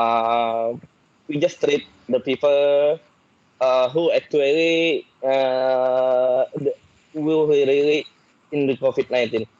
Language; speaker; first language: English; non-native, learner; Indonesian